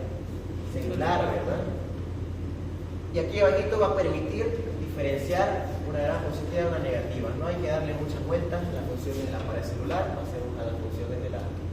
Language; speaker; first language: Spanish; native; Spanish